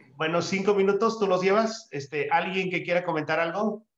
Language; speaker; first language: Spanish; native; Spanish